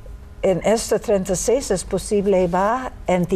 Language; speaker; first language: Spanish; non-native, learner; English